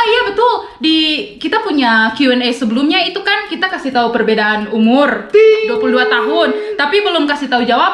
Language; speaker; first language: Indonesian; non-native, local second language; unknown